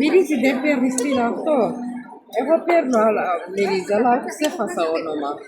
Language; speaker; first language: Greek; non-native, learner; Armenian